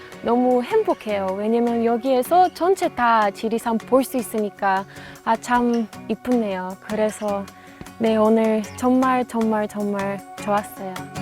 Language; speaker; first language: Korean; non-native, fluent; Bulgarian